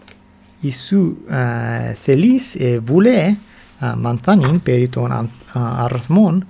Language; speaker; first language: Greek; non-native, learner; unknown